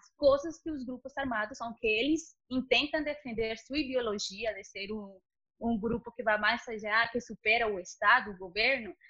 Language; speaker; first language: Portuguese; non-native, learner; Spanish